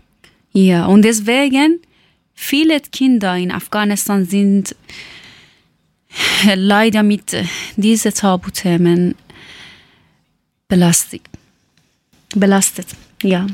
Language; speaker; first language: German; non-native, learner; Persian